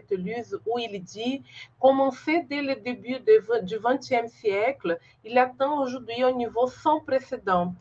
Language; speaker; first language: French; non-native, fluent; Portuguese